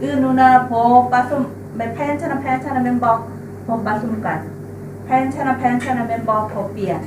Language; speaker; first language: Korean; non-native, learner; Lao